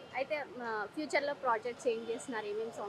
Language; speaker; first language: Telugu; native; Telugu